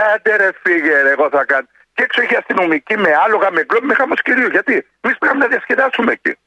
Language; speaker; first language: Greek; native; Greek